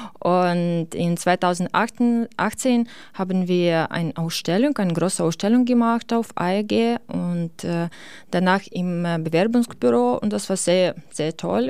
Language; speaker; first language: German; non-native, learner; Ukrainian